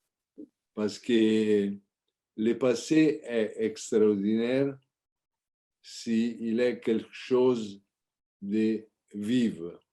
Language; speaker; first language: French; non-native, learner; Italian